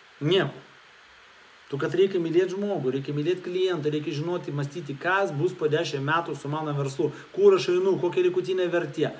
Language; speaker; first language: Lithuanian; non-native, local second language; Russian